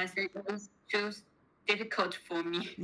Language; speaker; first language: English; non-native, learner; Chinese